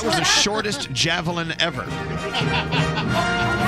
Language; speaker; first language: English; native; English